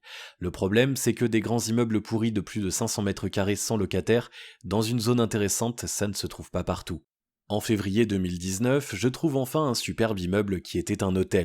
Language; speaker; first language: French; native; French